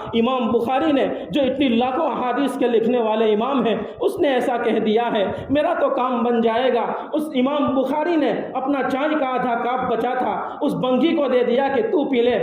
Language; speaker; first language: Urdu; non-native, local second language; Gujarati